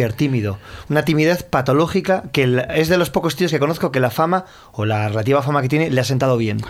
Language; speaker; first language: Spanish; native; Spanish